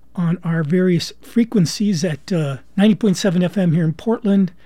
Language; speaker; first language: English; native; English